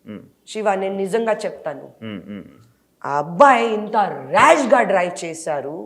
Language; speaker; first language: Telugu; non-native, learner; Hindi